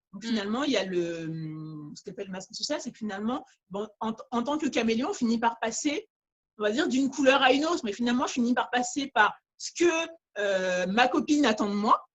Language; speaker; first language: French; early bilingual, other home language; Bambara